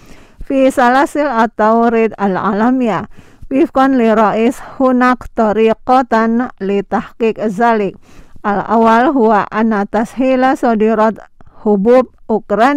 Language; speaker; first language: Arabic; non-native, learner; Indonesian